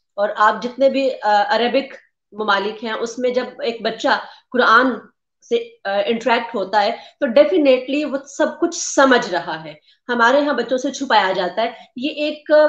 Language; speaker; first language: Urdu; native; Urdu